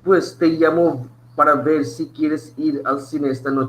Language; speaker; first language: Spanish; non-native, fluent; Bangla